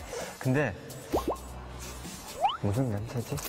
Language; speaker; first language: Korean; non-native, fluent; Chinese